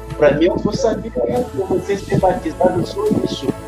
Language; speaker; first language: Portuguese; non-native, learner; French